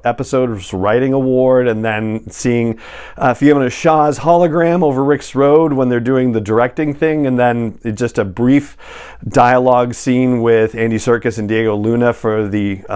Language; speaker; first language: English; native; English